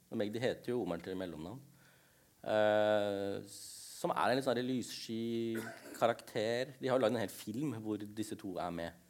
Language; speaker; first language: Norwegian; early bilingual, other home language; Tamil